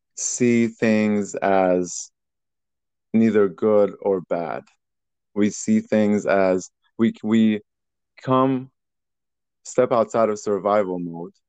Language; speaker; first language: English; early bilingual, other home language; Persian